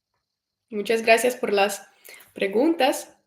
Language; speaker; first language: Spanish; non-native, fluent; Russian